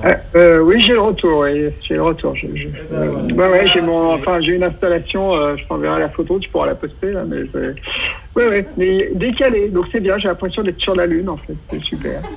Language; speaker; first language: French; native; French